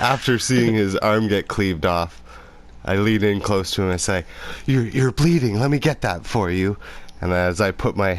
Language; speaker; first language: English; native; English